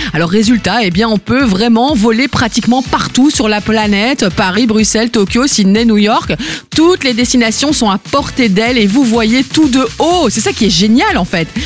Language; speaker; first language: French; native; French